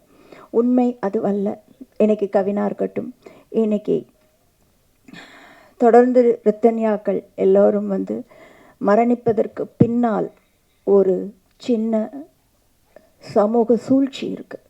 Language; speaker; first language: Tamil; native; Tamil